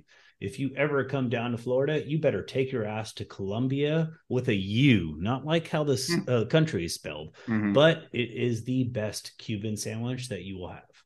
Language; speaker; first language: English; native; English